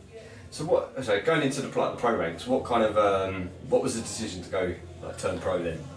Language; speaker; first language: English; native; English